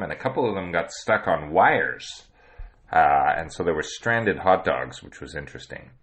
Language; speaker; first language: English; native; English